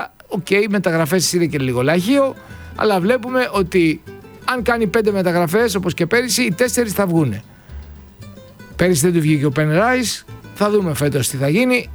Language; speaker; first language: Greek; native; Greek